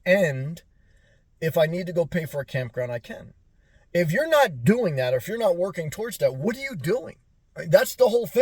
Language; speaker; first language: English; native; English